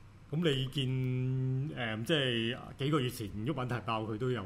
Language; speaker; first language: Cantonese; native; Cantonese